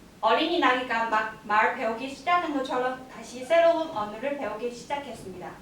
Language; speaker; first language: Korean; non-native, learner; Chinese